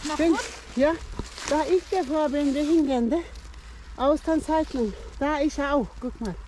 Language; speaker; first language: Turkish; native; Turkish